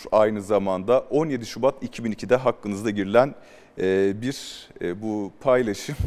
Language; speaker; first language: Turkish; native; Turkish